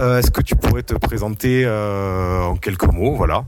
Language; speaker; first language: French; native; French